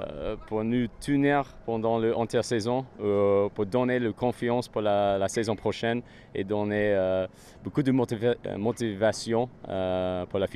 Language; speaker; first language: French; non-native, fluent; English